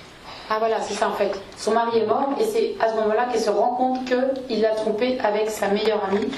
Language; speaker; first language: French; native; French